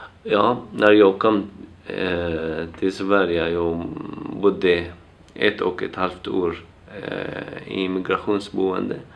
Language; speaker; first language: Swedish; non-native, fluent; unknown